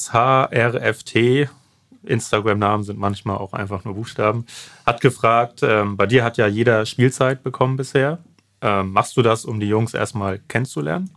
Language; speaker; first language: German; native; German